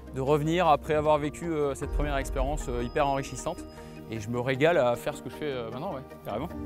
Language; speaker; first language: French; native; French